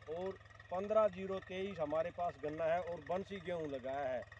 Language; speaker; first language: Hindi; native; Hindi